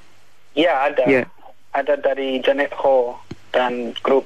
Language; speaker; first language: Indonesian; non-native, learner; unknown